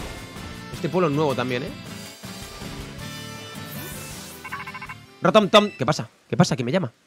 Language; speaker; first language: Spanish; native; Spanish